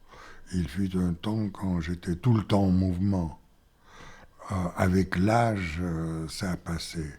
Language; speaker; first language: French; non-native, fluent; Bulgarian